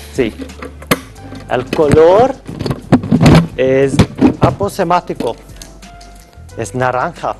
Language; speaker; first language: Spanish; non-native, learner; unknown